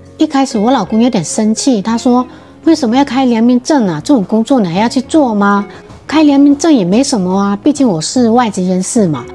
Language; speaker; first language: Chinese; native; Chinese